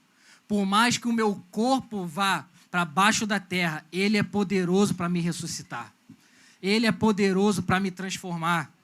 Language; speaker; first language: Portuguese; native; Portuguese